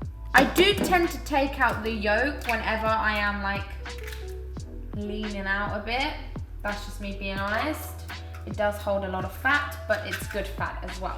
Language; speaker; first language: English; native; English